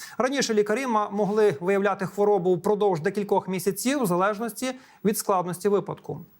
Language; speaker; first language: Ukrainian; native; Ukrainian